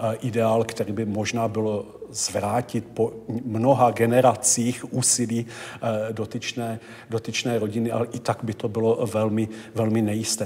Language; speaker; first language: Czech; native; Czech